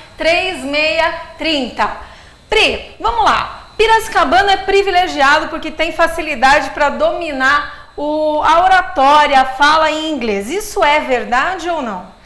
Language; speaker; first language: Portuguese; native; Portuguese